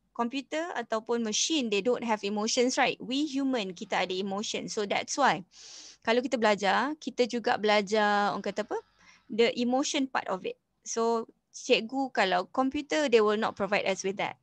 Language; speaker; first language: English; non-native, local second language; Malay